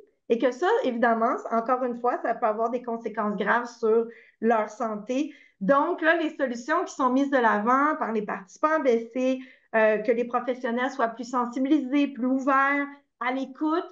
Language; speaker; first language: French; native; French